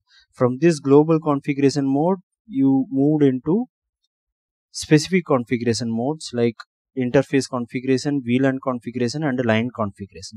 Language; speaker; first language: English; non-native, local second language; Tamil